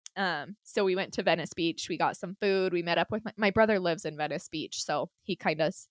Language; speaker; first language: English; native; English